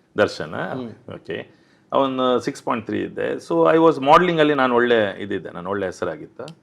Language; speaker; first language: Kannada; non-native, local second language; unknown